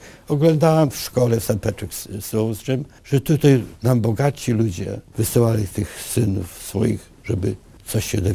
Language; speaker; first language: Polish; early bilingual, other home language; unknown